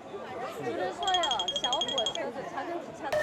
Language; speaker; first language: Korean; non-native, learner; Chinese